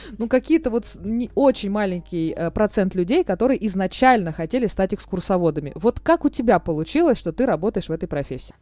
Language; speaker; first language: Russian; native; Russian